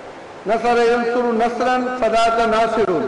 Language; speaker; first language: Arabic; non-native, fluent; Urdu